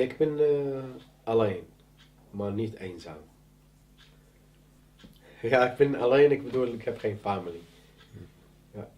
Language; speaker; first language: Dutch; non-native, learner; Arabic